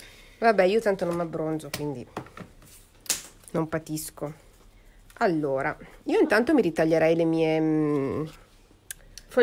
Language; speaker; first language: Italian; native; Italian